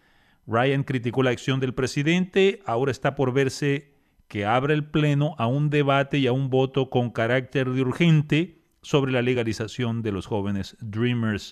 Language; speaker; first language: Spanish; native; Spanish